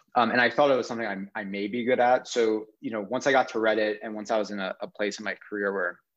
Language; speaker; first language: English; native; English